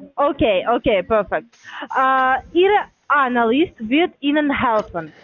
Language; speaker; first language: German; non-native, learner; Russian